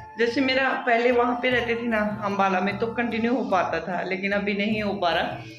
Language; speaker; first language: Hindi; native; Hindi